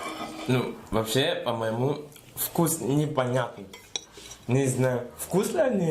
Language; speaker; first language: Russian; non-native, learner; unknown